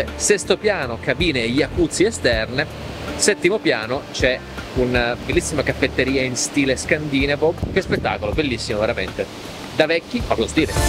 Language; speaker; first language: Italian; native; Italian